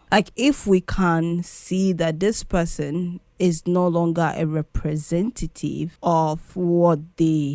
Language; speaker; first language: English; non-native, local second language; Igbo